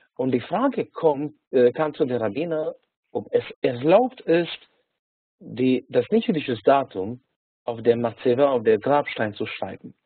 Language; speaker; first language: German; non-native, fluent; Hungarian